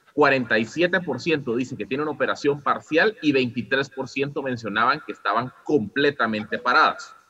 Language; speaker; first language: Spanish; non-native, fluent; Dutch